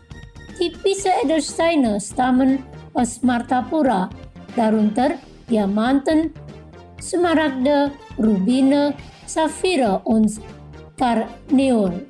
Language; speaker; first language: German; non-native, fluent; Indonesian